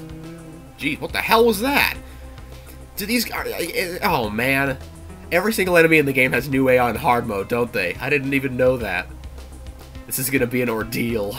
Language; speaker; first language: English; native; English